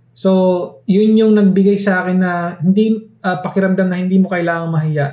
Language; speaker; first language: Filipino; non-native, local second language; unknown